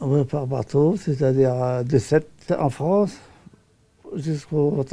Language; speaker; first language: French; non-native, local second language; Arabic